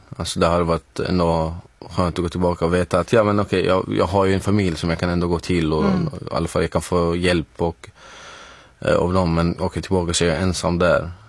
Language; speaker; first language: Swedish; non-native, fluent; Arabic